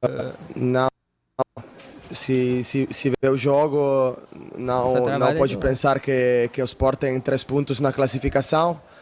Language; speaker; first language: Portuguese; non-native, fluent; Italian